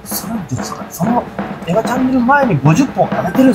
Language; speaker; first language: Japanese; native; Japanese